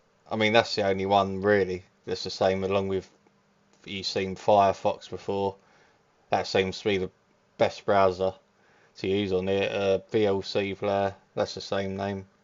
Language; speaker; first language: English; native; English